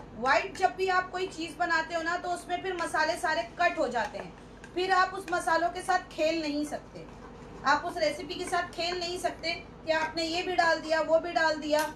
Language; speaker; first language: Hindi; native; Hindi